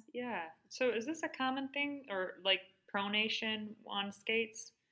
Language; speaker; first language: English; native; English